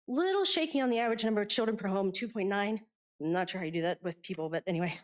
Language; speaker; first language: English; native; English